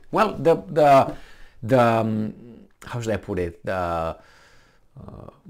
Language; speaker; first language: English; non-native, fluent; Romanian